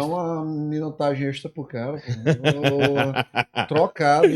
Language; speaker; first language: Portuguese; native; Portuguese